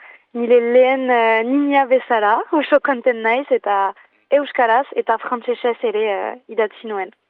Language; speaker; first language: Basque; non-native, learner; French